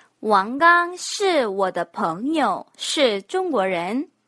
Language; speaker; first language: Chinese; non-native, fluent; Korean